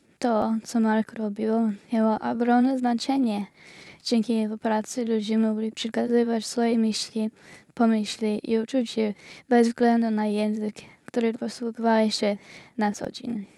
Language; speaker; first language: Polish; non-native, learner; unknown